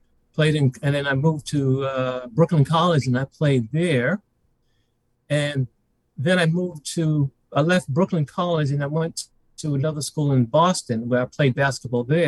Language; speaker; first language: English; native; English